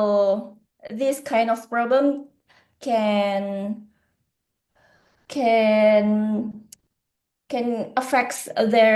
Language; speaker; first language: English; non-native, learner; Indonesian